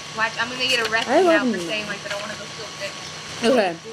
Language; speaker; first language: English; native; English